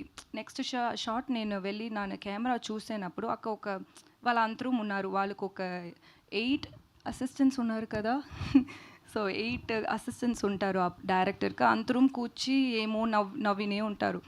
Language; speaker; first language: Telugu; non-native, learner; Tamil